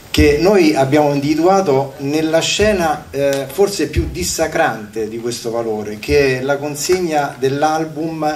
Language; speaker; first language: Italian; native; Italian